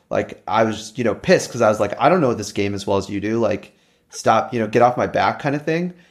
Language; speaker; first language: English; native; English